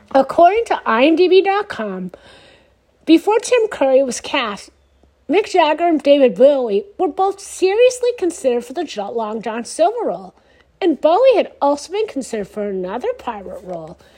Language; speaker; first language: English; native; English